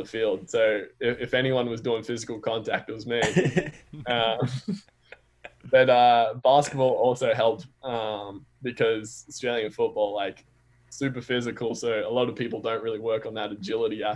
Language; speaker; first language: English; native; English